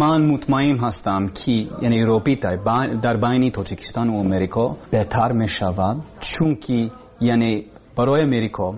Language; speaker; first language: Persian; non-native, learner; English